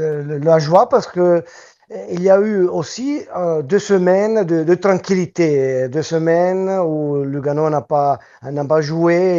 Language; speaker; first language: French; non-native, local second language; Italian